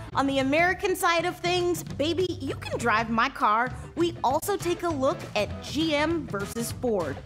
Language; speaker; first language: English; native; English